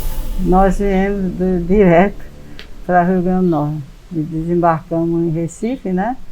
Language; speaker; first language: Portuguese; early bilingual, other home language; Japanese